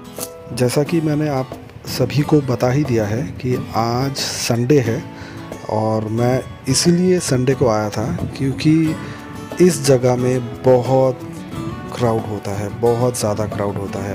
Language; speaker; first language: Hindi; native; Hindi